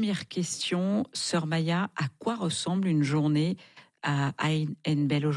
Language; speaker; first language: French; native; French